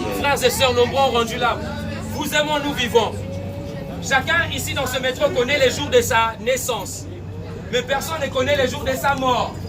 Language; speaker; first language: French; non-native, local second language; Lingala